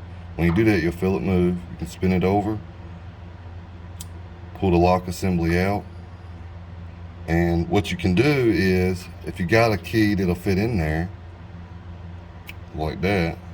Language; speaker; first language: English; native; English